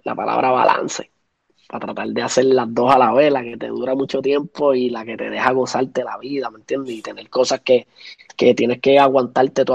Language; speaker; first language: Spanish; native; Spanish